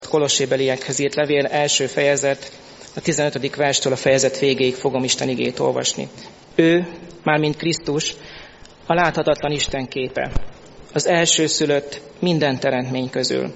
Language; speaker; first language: Hungarian; native; Hungarian